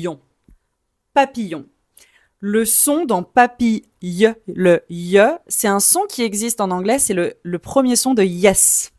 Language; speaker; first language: French; native; French